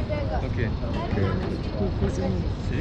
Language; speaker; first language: Portuguese; non-native, fluent; Russian